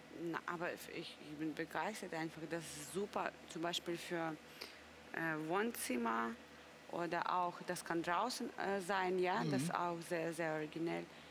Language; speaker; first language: German; non-native, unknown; Russian